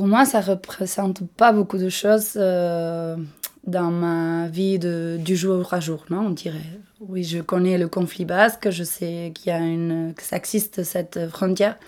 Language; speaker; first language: French; non-native, local second language; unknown